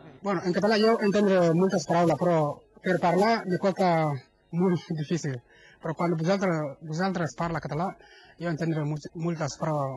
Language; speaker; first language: Catalan; non-native, learner; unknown